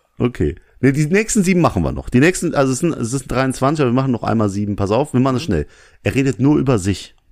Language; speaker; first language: German; early bilingual, other home language; Urdu